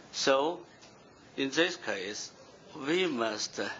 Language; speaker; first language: English; non-native, fluent; Chinese